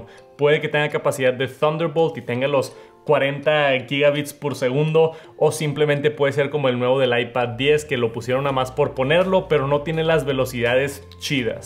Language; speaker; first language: Spanish; native; Spanish